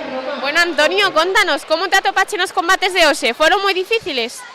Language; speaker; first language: Galician; native; Galician